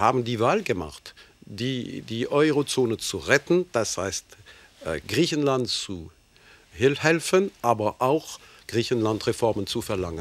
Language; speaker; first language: German; non-native, fluent; French